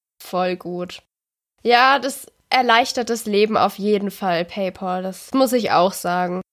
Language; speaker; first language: German; native; German